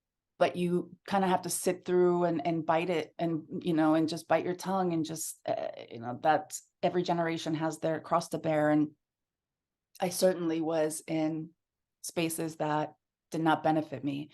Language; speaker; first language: English; early bilingual, other home language; Spanish